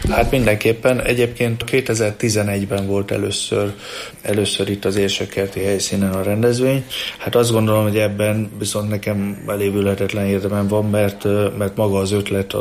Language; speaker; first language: Hungarian; native; Hungarian